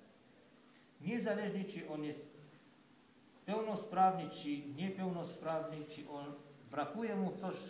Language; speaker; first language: Polish; non-native, fluent; Arabic